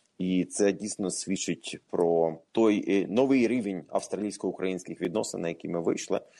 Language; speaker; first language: Ukrainian; native; Ukrainian